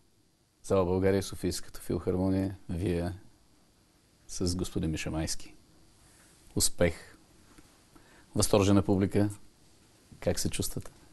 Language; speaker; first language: Bulgarian; native; Bulgarian